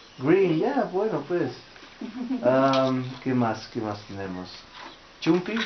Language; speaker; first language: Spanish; early bilingual, heritage; Spanish